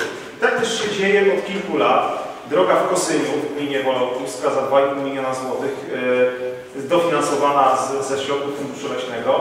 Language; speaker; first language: Polish; native; Polish